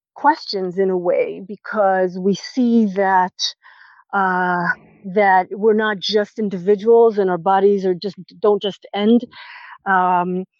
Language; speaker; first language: English; non-native, fluent; Hebrew